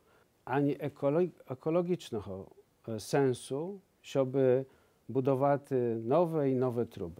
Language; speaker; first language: Ukrainian; non-native, learner; Polish